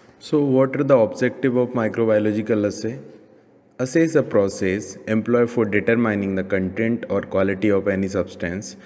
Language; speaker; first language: English; non-native, local second language; Hindi